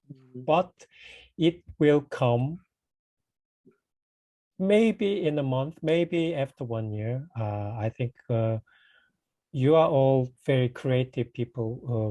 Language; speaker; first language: English; non-native, fluent; Korean